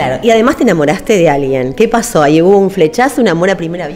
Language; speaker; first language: Spanish; native; Spanish